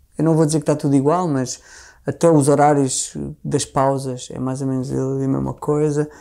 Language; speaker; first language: Portuguese; native; Portuguese